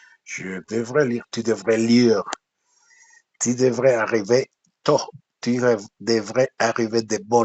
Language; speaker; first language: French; non-native, fluent; Spanish